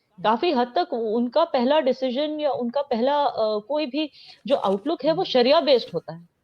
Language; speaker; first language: Hindi; non-native, local second language; Kashmiri